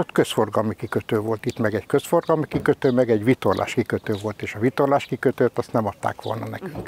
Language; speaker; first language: Hungarian; native; Hungarian